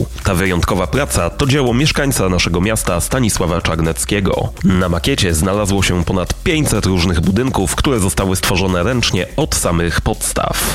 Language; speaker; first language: Polish; native; Polish